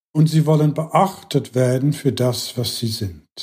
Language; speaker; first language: German; non-native, fluent; English